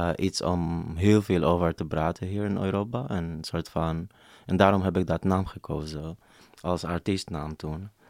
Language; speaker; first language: Dutch; non-native, fluent; Arabic